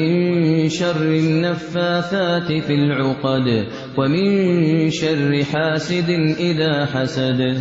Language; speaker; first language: Arabic; native; Arabic